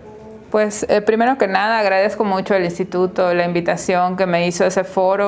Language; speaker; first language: Spanish; native; Spanish